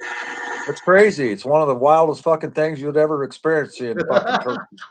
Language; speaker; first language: English; native; English